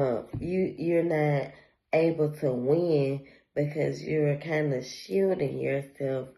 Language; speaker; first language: English; native; English